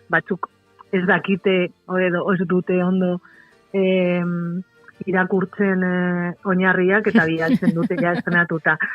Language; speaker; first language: Basque; non-native, local second language; Spanish